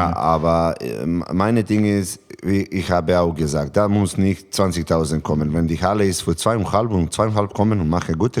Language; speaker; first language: German; non-native, learner; Serbian